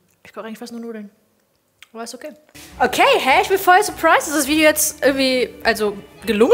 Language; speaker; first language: German; native; German